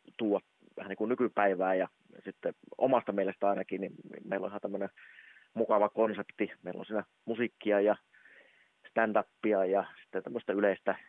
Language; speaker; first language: Finnish; native; Finnish